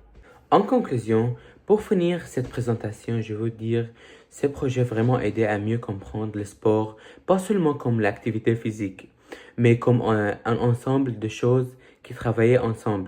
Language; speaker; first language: French; early bilingual, other home language; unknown